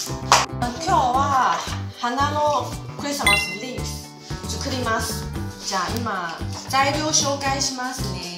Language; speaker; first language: Japanese; non-native, fluent; Chinese